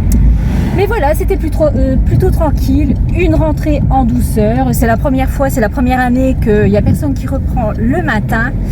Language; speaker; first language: French; native; French